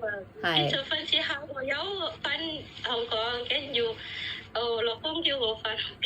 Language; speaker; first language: Cantonese; non-native, learner; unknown